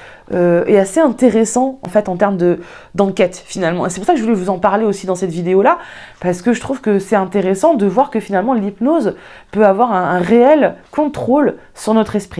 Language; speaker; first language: French; native; French